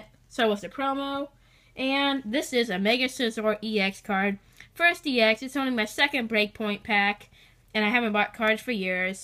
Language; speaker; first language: English; native; English